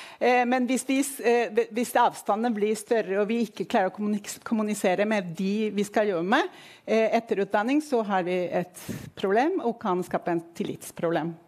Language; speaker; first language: Norwegian; non-native, fluent; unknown